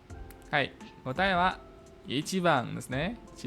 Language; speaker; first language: Japanese; non-native, fluent; Indonesian